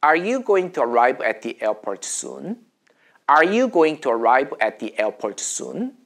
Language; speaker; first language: English; non-native, fluent; Korean